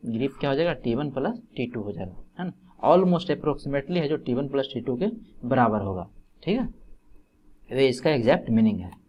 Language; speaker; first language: Hindi; native; Hindi